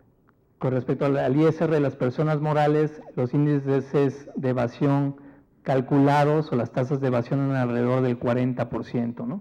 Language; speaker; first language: Spanish; native; Spanish